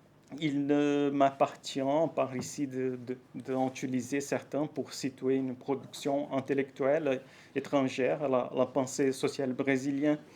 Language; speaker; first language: French; non-native, fluent; Portuguese